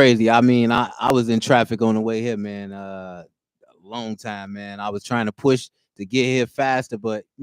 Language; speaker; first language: English; native; English